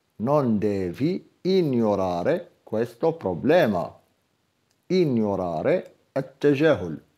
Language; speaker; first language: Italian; non-native, fluent; Arabic